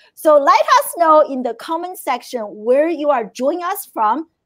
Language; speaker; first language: English; non-native, fluent; Chinese